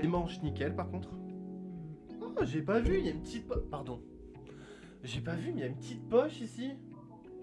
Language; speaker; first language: French; native; French